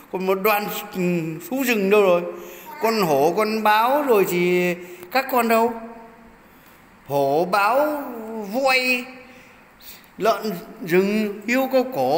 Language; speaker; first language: Vietnamese; native; Vietnamese